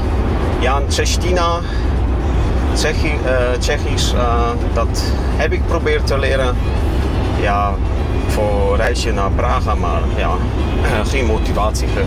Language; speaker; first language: Dutch; non-native, fluent; Kashubian